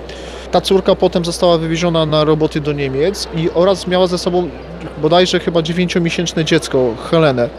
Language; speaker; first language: Polish; native; Polish